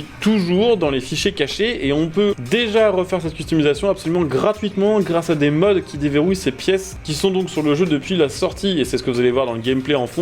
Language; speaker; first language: French; native; French